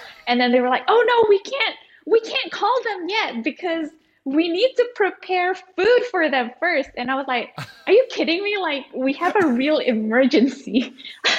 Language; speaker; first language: English; early bilingual, other home language; Indonesian